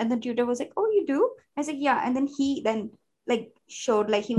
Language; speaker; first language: English; non-native, local second language; Hindi